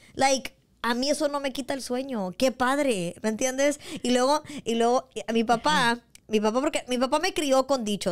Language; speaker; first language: Spanish; early bilingual, other home language; English